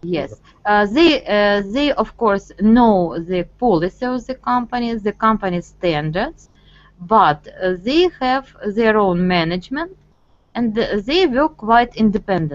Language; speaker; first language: English; non-native, fluent; Russian